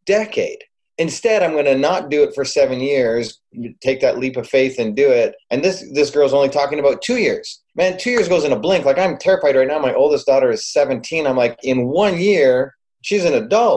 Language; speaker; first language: English; native; English